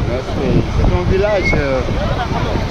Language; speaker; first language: French; non-native, local second language; Wolof